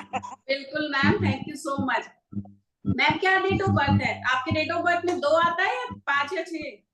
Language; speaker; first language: Hindi; native; Hindi